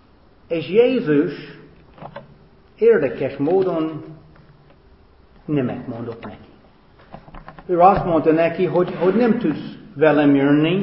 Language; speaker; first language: Hungarian; non-native, fluent; English